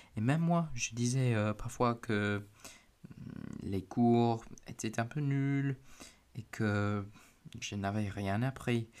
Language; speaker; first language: French; non-native, fluent; English